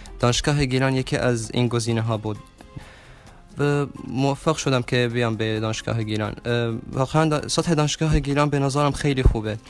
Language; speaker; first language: Persian; non-native, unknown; Arabic